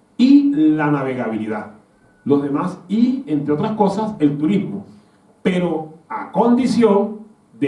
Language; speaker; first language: Spanish; native; Spanish